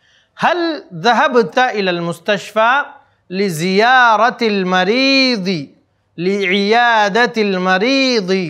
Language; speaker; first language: Arabic; non-native, fluent; Urdu